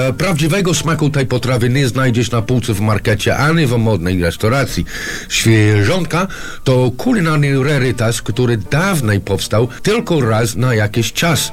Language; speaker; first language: Polish; non-native, fluent; English